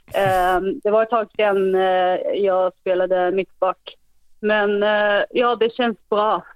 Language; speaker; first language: Swedish; non-native, fluent; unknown